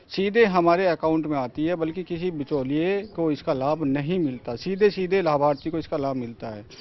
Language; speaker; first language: Hindi; native; Hindi